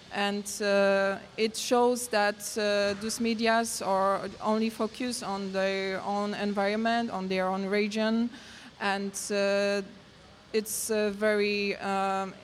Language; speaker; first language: English; non-native, learner; Polish